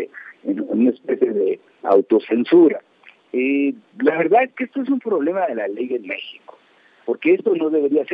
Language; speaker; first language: Spanish; native; Spanish